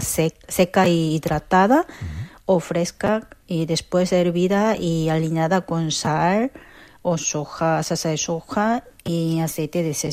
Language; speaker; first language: Spanish; non-native, local second language; Korean